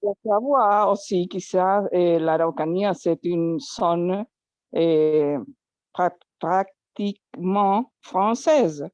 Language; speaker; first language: French; non-native, learner; Spanish